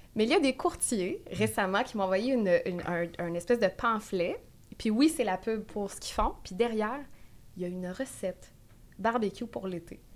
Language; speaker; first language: French; native; French